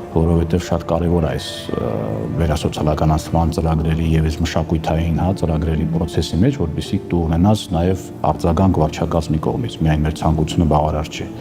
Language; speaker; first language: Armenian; native; Armenian